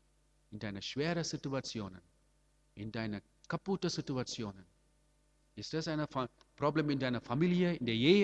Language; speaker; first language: German; non-native, learner; Amharic